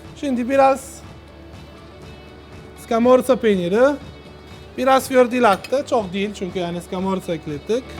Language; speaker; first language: Turkish; non-native, learner; Italian